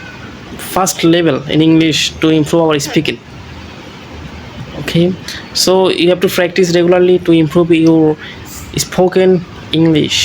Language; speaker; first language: English; non-native, learner; Bangla